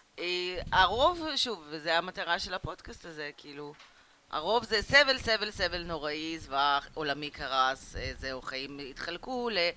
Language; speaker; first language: Hebrew; early bilingual, other home language; Russian